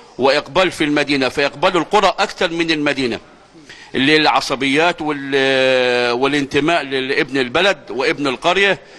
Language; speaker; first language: Egyptian Arabic; native; Egyptian Arabic